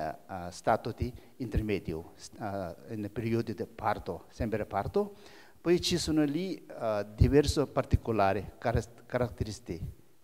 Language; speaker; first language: Italian; non-native, learner; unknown